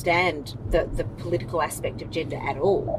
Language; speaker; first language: English; native; English